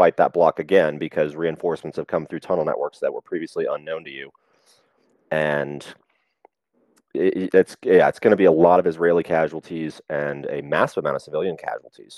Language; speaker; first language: English; native; English